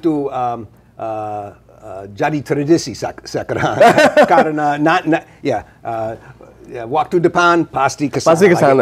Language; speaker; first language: Indonesian; non-native, learner; English